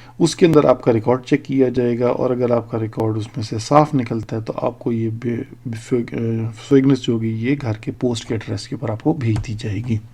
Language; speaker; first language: Urdu; native; Urdu